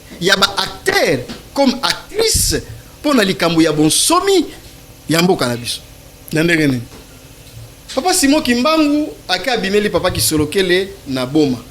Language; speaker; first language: Lingala; non-native, local second language; Kituba (Democratic Republic of Congo)